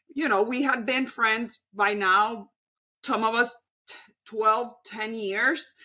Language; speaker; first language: English; non-native, fluent; Spanish